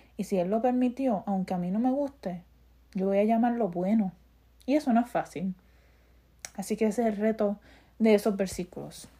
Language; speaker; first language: Spanish; early bilingual, heritage; Spanish